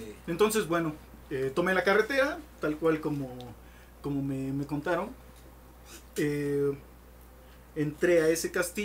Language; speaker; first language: Spanish; native; Spanish